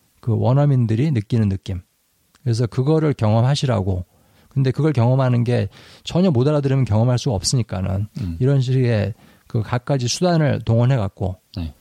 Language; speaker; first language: Korean; native; Korean